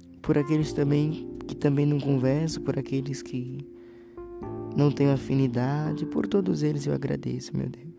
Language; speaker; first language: Portuguese; native; Portuguese